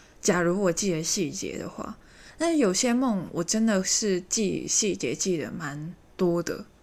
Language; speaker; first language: Chinese; native; Chinese